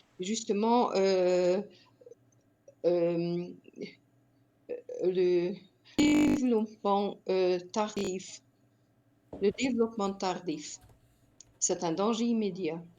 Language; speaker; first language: French; non-native, fluent; Hungarian